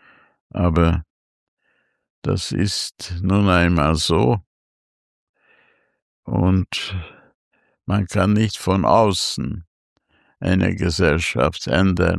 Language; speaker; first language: German; non-native, fluent; Hungarian